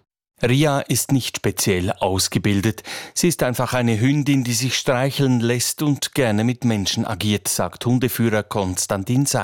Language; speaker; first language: German; native; German